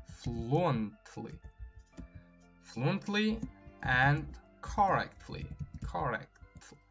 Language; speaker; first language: English; non-native, fluent; Tajik